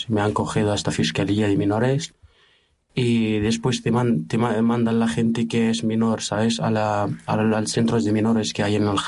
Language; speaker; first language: Spanish; non-native, learner; Arabic